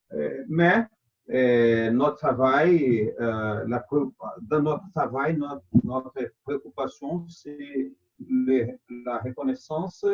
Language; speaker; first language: French; non-native, fluent; Portuguese